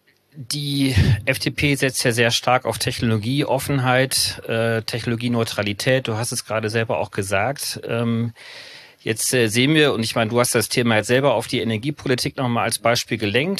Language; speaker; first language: German; native; German